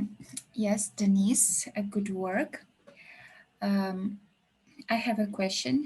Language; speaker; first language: English; non-native, learner; Russian